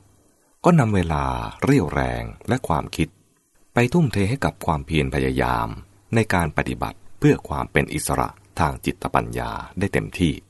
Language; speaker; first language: Thai; native; Thai